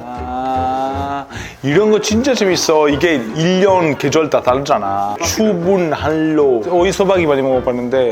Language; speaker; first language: Korean; non-native, fluent; Italian